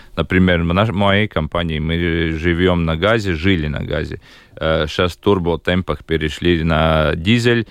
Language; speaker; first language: Russian; non-native, local second language; Latvian